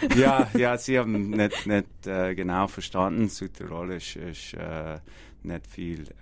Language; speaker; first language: German; non-native, learner; English